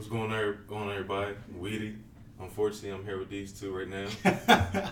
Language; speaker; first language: English; native; English